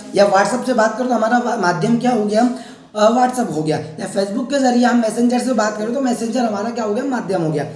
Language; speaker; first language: Hindi; native; Hindi